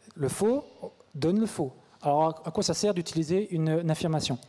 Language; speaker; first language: French; native; French